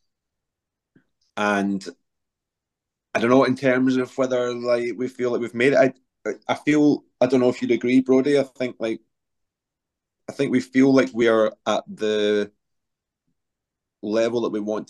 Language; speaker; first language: English; native; English